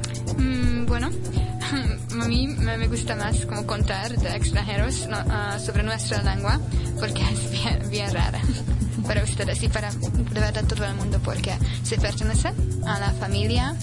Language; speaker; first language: Spanish; non-native, learner; Hungarian